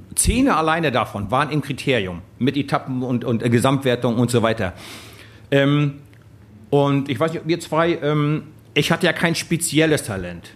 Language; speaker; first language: German; native; German